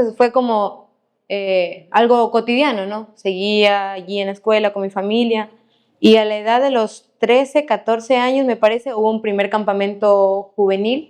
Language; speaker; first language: Spanish; native; Spanish